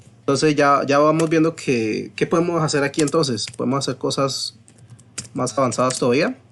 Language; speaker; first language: Spanish; early bilingual, heritage; Spanish